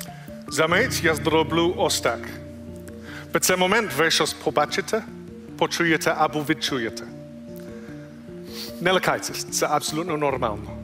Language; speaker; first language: Ukrainian; non-native, learner; English